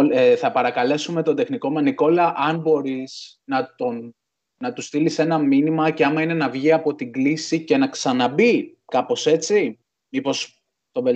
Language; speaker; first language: Greek; native; Greek